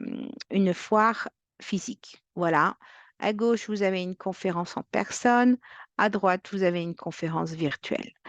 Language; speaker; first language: French; native; French